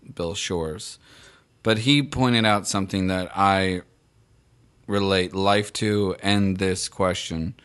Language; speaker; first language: English; native; English